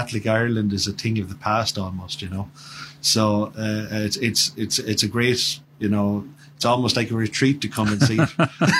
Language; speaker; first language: English; native; English